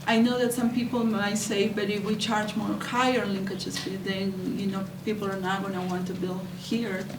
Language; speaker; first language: English; non-native, fluent; Spanish